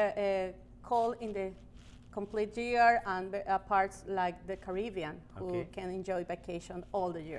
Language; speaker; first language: English; non-native, learner; Spanish